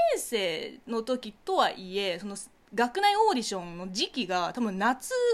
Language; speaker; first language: Japanese; non-native, fluent; Chinese